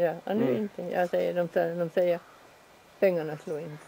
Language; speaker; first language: Swedish; early bilingual, heritage; Swedish